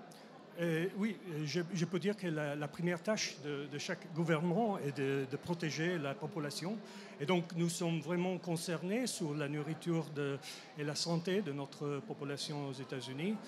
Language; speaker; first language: French; non-native, fluent; English